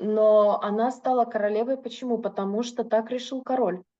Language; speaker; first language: Russian; native; Russian